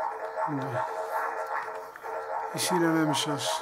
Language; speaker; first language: French; non-native, learner; Spanish